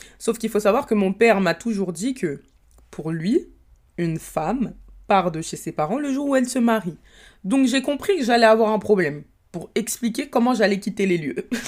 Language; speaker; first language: French; early bilingual, other home language; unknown